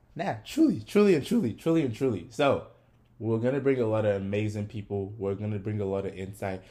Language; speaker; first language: English; non-native, local second language; Yoruba